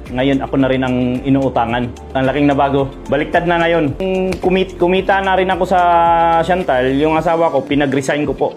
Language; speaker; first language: Filipino; non-native, local second language; Cebuano